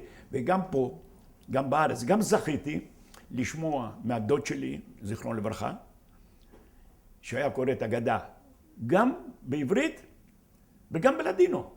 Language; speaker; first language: Hebrew; non-native, fluent; Ladino